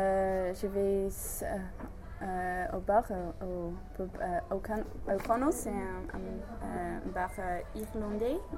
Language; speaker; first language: French; non-native, learner; English